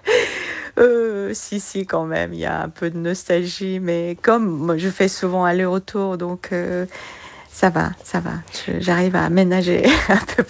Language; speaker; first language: French; non-native, fluent; Korean